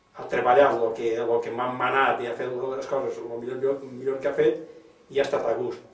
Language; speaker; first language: Spanish; non-native, local second language; Catalan